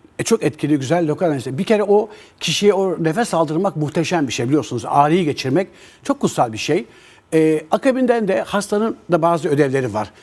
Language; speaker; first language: Turkish; native; Turkish